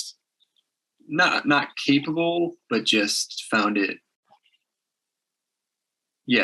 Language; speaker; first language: English; native; English